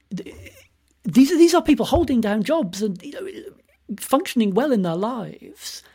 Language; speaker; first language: English; native; English